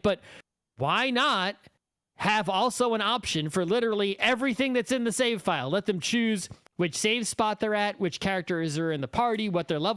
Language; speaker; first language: English; native; English